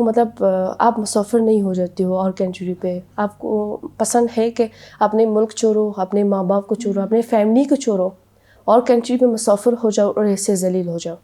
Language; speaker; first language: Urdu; non-native, learner; Persian